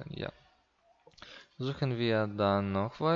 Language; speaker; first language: German; non-native, learner; Russian